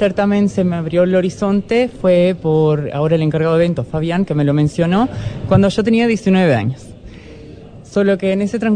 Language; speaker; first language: Spanish; native; Spanish